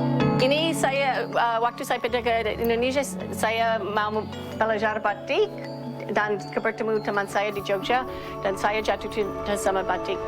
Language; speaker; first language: Indonesian; non-native, learner; English